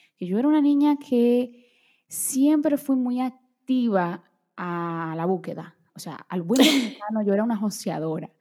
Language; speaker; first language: Spanish; early bilingual, other home language; Portuguese